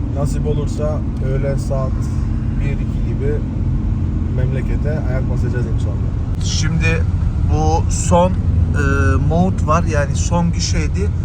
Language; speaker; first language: Turkish; early bilingual, heritage; Turkish